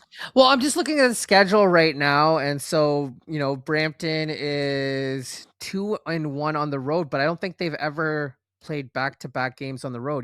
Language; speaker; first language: English; native; English